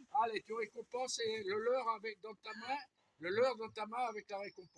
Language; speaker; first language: French; native; French